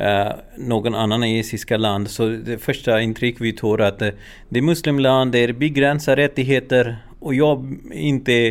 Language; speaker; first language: Swedish; non-native, learner; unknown